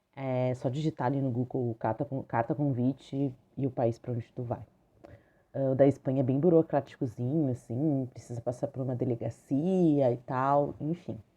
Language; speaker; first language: Portuguese; native; Portuguese